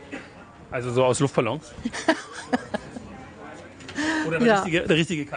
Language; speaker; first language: German; native; German